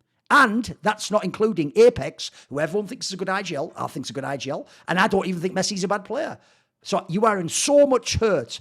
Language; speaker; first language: English; native; English